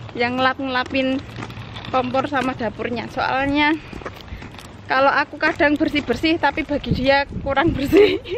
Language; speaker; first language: Indonesian; native; Indonesian